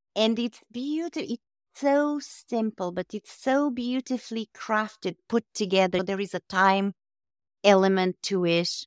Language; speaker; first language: English; non-native, fluent; Portuguese